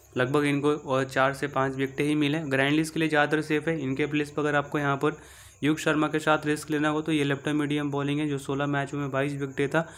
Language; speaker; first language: Hindi; native; Hindi